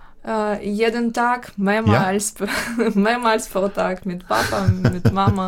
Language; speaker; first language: German; non-native, fluent; Ukrainian